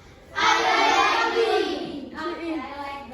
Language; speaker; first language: English; non-native, fluent; Indonesian